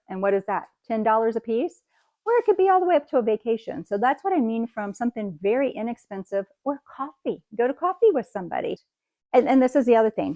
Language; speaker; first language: English; native; English